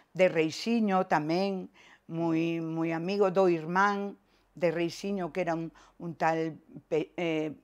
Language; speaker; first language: Galician; native; Galician